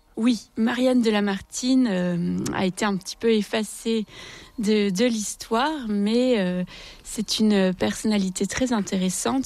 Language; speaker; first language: French; native; French